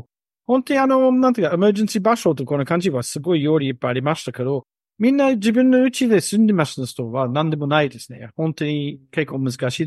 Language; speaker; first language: Japanese; non-native, learner; English